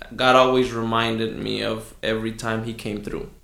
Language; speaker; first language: English; early bilingual, other home language; Spanish